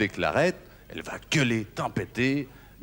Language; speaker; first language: French; native; French